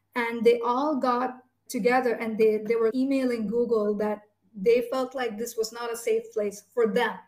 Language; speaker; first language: English; non-native, local second language; Tamil